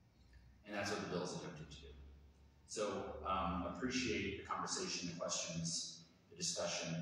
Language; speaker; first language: English; native; English